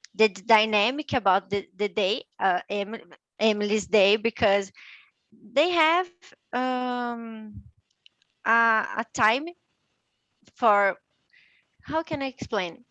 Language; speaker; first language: English; non-native, learner; Portuguese